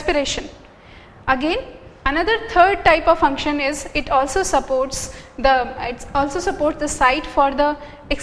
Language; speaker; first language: English; non-native, local second language; Hindi